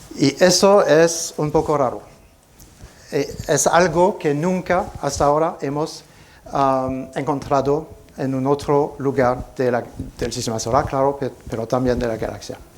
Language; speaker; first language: Spanish; non-native, fluent; French